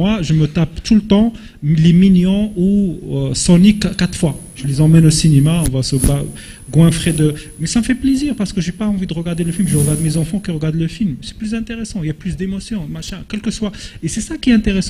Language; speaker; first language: French; non-native, local second language; Arabic